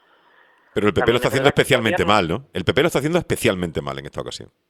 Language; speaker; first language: Spanish; native; Spanish